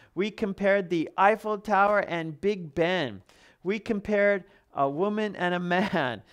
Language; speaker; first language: English; native; English